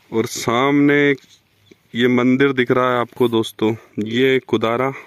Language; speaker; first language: Hindi; native; Hindi